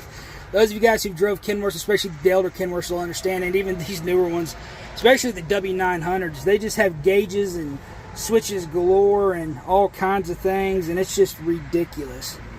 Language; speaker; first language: English; native; English